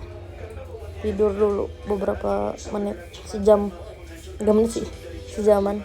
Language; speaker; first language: Indonesian; native; Indonesian